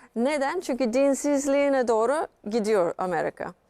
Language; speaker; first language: Turkish; non-native, fluent; English